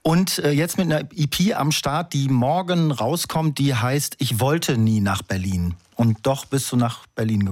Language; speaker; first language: German; native; German